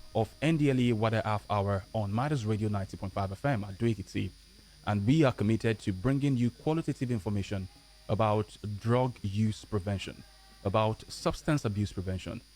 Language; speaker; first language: English; non-native, local second language; Yoruba